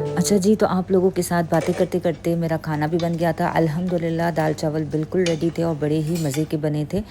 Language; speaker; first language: Urdu; native; Urdu